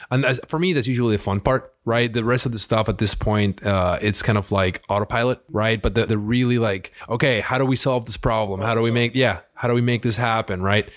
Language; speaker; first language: English; early bilingual, other home language; Spanish